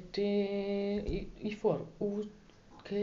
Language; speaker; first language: Greek; non-native, learner; German